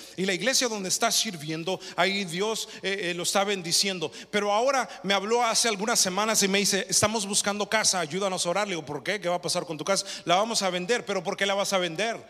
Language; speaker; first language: Spanish; early bilingual, heritage; Spanish